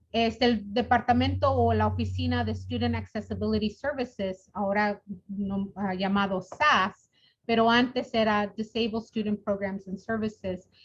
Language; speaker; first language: Spanish; early bilingual, other home language; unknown